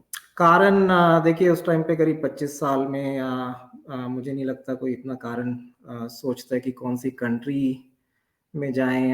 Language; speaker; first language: Hindi; native; Hindi